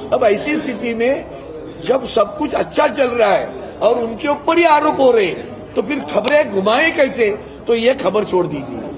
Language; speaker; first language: Hindi; non-native, local second language; Marathi